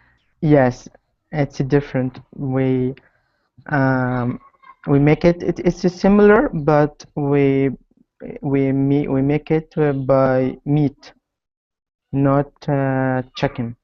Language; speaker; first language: English; non-native, learner; Arabic